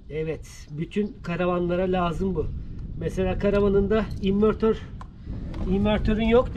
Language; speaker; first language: Turkish; native; Turkish